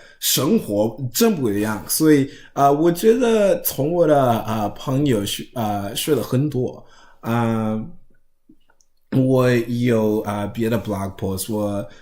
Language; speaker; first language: Chinese; non-native, learner; English